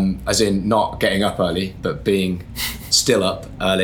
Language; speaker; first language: English; native; English